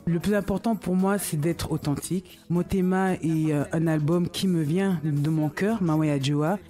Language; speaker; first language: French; early bilingual, other home language; Lingala